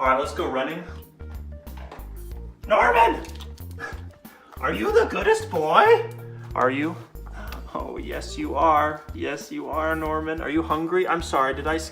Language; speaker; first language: English; native; English